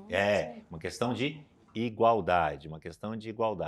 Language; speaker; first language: Portuguese; native; Portuguese